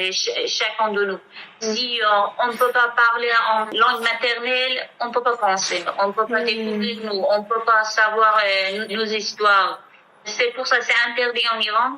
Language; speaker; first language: French; non-native, fluent; Kurdish